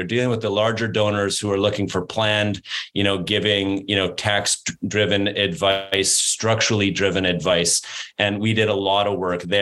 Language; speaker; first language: English; native; English